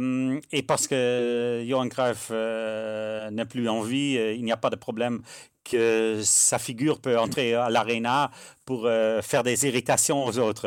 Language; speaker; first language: French; non-native, fluent; Dutch